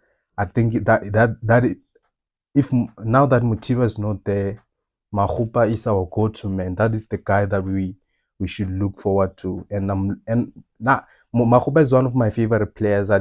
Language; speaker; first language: English; non-native, local second language; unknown